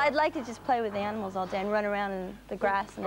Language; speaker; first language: English; native; English